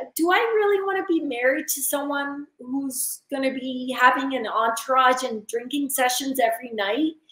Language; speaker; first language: English; early bilingual, other home language; Urdu